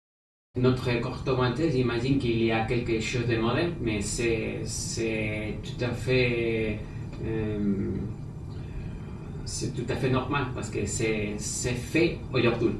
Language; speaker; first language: French; non-native, fluent; Spanish